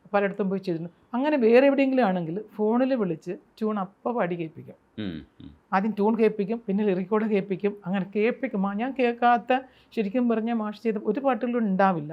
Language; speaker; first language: Malayalam; native; Malayalam